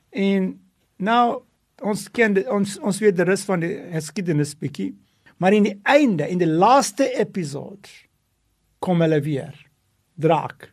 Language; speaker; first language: Afrikaans; non-native, local second language; English